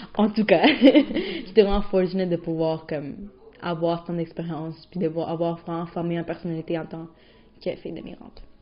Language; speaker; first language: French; early bilingual, other home language; Spanish